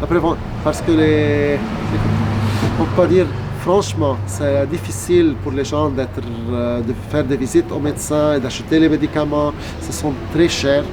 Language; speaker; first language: French; non-native, local second language; Arabic